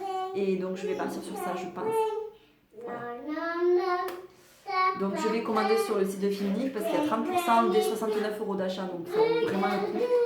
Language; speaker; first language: French; native; French